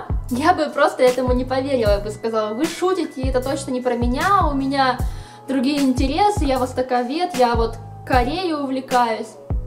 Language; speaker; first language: Russian; native; Russian